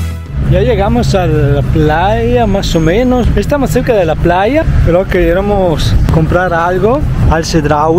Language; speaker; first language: Spanish; non-native, fluent; Italian